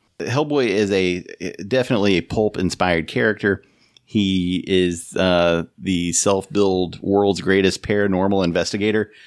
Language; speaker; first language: English; native; English